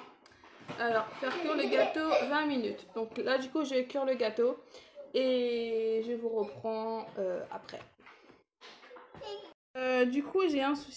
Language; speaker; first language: French; native; French